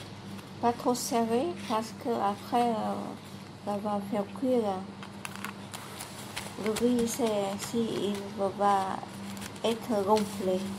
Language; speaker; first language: French; non-native, learner; Vietnamese